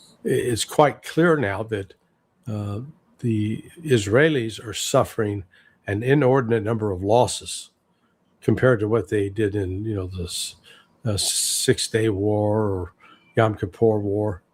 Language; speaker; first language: English; native; English